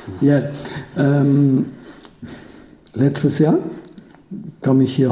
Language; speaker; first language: German; non-native, learner; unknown